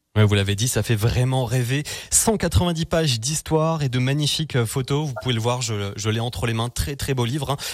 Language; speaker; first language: French; native; French